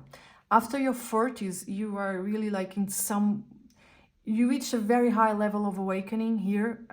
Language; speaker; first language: English; non-native, fluent; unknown